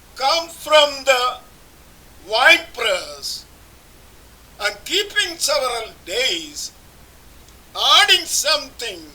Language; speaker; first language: English; non-native, local second language; Malayalam